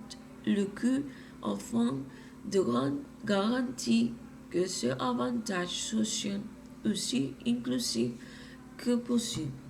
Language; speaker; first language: French; non-native, learner; Spanish